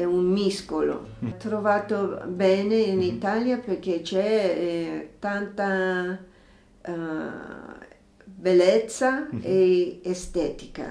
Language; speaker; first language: Italian; non-native, fluent; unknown